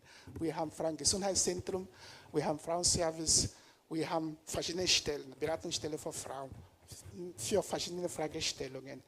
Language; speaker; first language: German; non-native, fluent; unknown